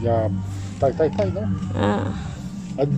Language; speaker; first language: English; non-native, learner; Polish